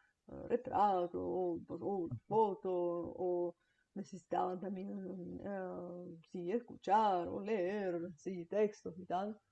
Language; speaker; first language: Spanish; non-native, fluent; Bulgarian